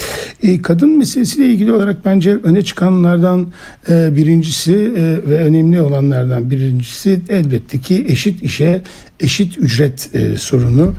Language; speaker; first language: Turkish; native; Turkish